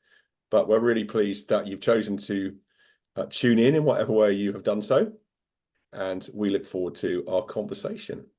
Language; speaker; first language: English; native; English